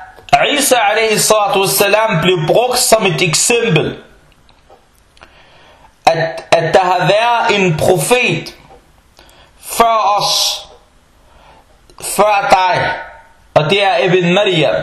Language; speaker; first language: Danish; non-native, fluent; Arabic